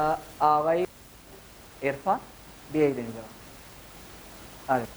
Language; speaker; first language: Persian; non-native, fluent; Urdu